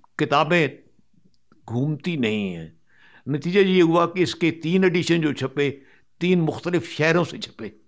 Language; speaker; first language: Urdu; non-native, local second language; Punjabi